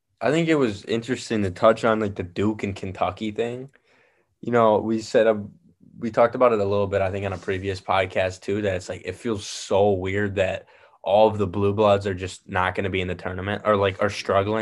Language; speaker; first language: English; native; English